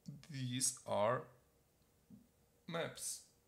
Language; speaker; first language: English; non-native, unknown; Ukrainian